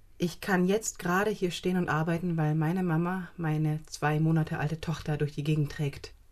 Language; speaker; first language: German; early bilingual, other home language; Greek